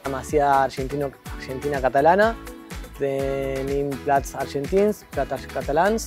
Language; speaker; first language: Catalan; non-native, fluent; Spanish